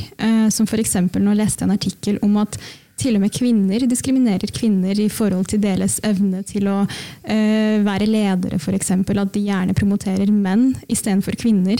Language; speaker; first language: Norwegian; native; Norwegian